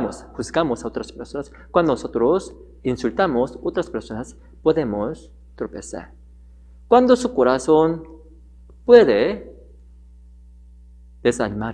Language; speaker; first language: Spanish; non-native, learner; Korean